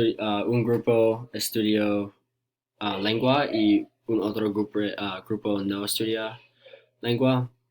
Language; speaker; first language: Spanish; non-native, learner; English